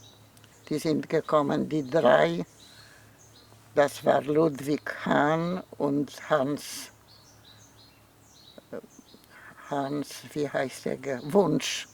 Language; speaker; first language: German; non-native, fluent; Polish